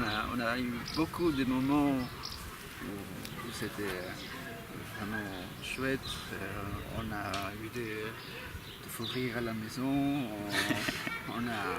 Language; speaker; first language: French; native; French